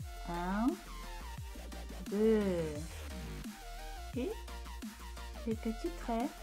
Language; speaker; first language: French; non-native, fluent; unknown